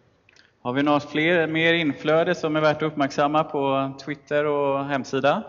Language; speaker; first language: Swedish; native; Swedish